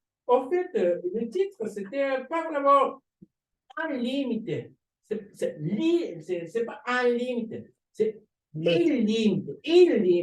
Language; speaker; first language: French; non-native, fluent; Japanese